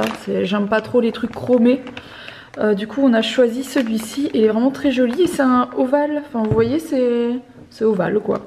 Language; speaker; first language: French; native; French